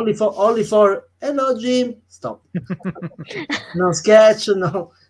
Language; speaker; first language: English; non-native, learner; Italian